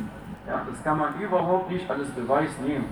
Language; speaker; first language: German; non-native, fluent; Arabic